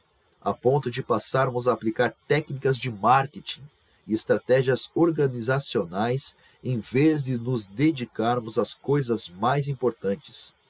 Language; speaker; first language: Portuguese; native; Portuguese